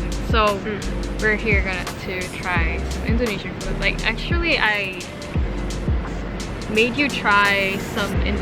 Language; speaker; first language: English; non-native, fluent; Indonesian